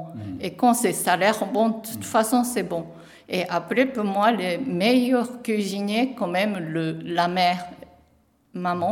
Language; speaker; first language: French; non-native, learner; Japanese